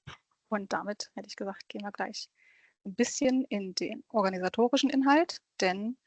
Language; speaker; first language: German; native; German